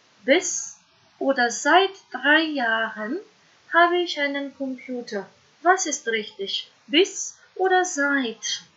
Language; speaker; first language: German; non-native, fluent; Macedonian